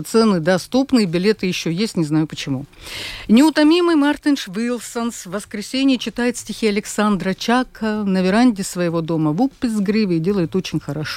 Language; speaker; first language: Russian; native; Russian